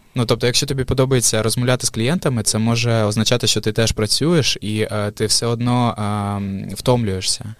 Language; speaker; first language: Ukrainian; native; Ukrainian